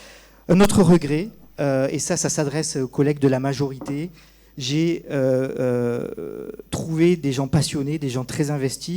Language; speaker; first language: French; native; French